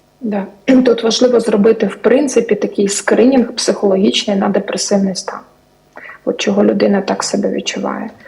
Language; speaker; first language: Ukrainian; native; Ukrainian